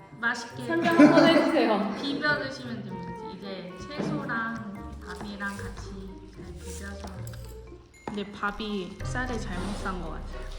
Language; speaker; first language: Korean; native; Korean